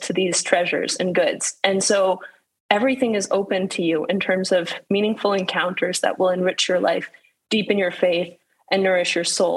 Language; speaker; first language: English; native; English